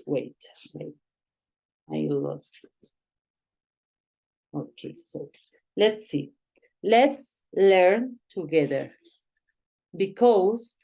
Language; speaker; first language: English; non-native, learner; Spanish